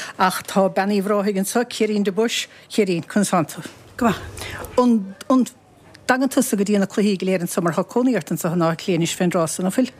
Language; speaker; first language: Irish; native; Irish